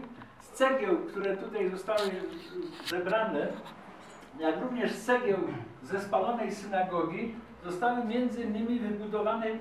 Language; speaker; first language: Polish; native; Polish